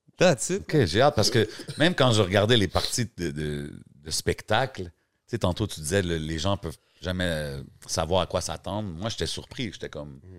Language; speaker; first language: French; native; French